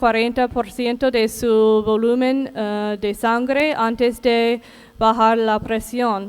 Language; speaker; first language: Spanish; non-native, fluent; English